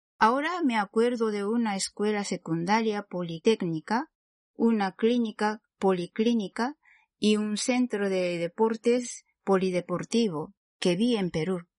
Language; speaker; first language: Spanish; non-native, fluent; Japanese